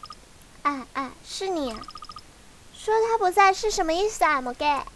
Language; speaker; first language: Chinese; native; Chinese